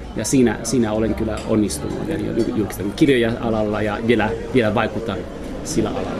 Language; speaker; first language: Finnish; non-native, fluent; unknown